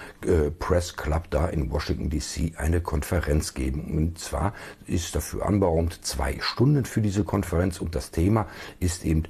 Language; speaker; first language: German; native; German